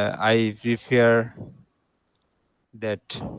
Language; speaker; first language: English; non-native, learner; Bangla